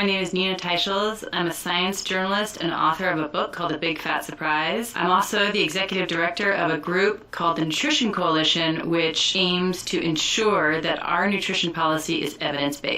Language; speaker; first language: English; native; English